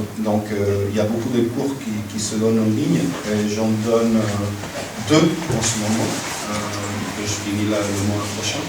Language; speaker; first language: French; non-native, fluent; Spanish